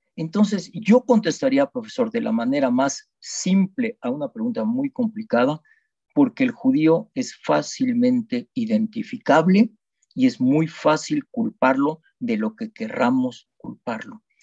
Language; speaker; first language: Spanish; native; Spanish